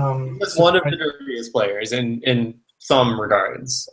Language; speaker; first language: English; native; English